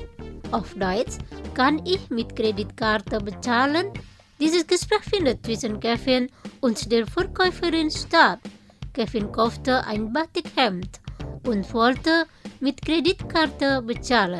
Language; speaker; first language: German; non-native, fluent; Indonesian